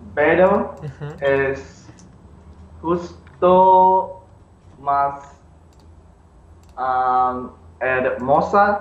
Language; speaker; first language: Spanish; non-native, learner; English